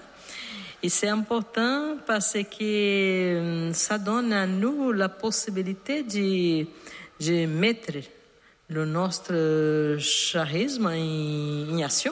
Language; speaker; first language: French; non-native, learner; Portuguese